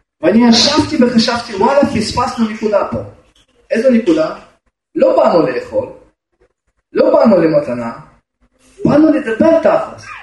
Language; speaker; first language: Hebrew; non-native, fluent; Russian